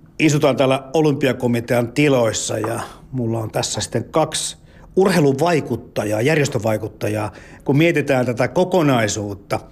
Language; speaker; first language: Finnish; native; Finnish